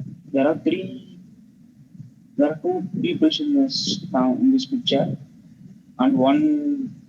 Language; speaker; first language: English; non-native, learner; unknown